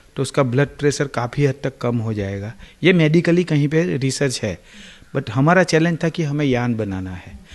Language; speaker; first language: Hindi; non-native, local second language; Gujarati